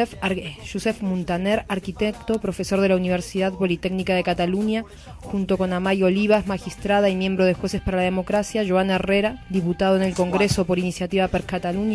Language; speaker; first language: Spanish; native; Spanish